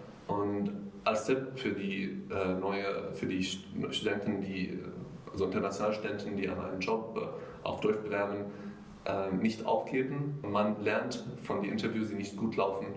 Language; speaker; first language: German; non-native, fluent; Arabic